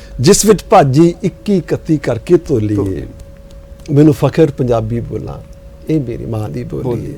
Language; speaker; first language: Punjabi; native; Punjabi